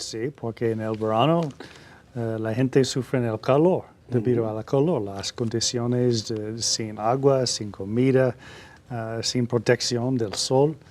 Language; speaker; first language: Spanish; non-native, learner; English